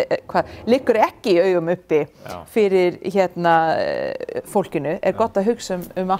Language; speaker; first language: Icelandic; non-native, fluent; English